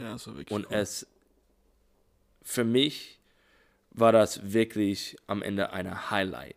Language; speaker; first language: German; non-native, learner; English